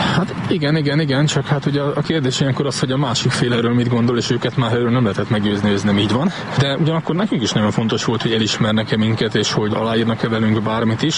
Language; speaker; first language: Hungarian; native; Hungarian